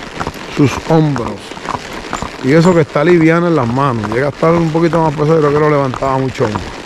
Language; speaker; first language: Spanish; native; Spanish